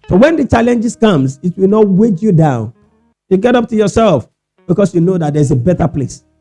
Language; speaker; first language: English; non-native, local second language; Yoruba